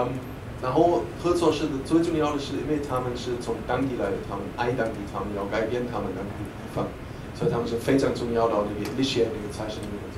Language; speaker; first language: Chinese; non-native, fluent; German